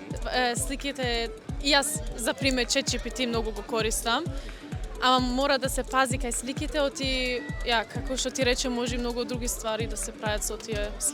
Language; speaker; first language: Macedonian; early bilingual, heritage; Macedonian